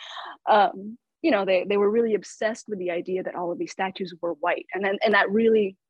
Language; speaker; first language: English; native; English